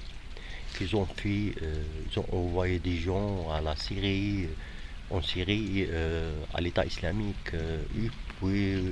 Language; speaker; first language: French; non-native, fluent; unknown